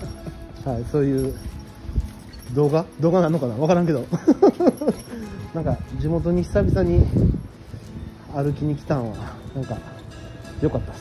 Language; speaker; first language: Japanese; native; Japanese